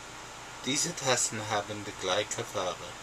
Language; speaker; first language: German; non-native, learner; English